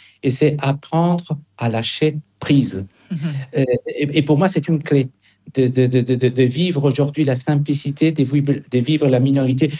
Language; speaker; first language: French; non-native, fluent; Spanish